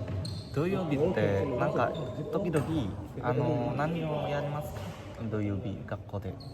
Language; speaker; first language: Japanese; non-native, learner; Indonesian